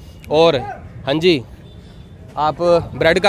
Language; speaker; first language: Hindi; native; Hindi